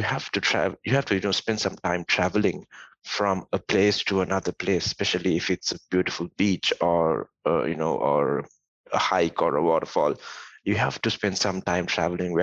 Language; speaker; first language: English; non-native, local second language; Tamil